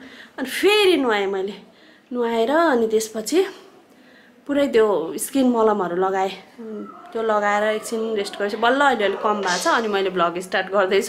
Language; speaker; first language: Nepali; native; Nepali